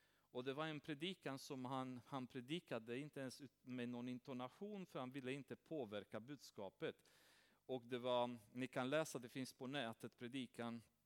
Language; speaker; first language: Swedish; non-native, fluent; Romanian